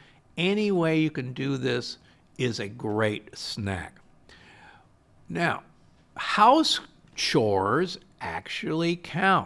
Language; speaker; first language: English; native; English